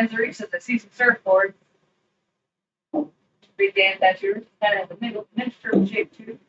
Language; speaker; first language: English; native; English